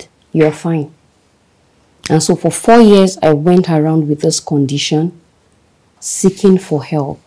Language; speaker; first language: English; non-native, local second language; Yoruba